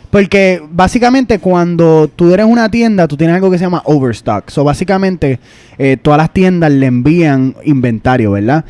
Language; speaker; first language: Spanish; native; Spanish